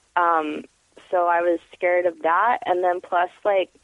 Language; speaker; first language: English; native; English